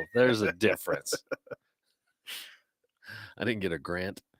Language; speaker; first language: English; native; English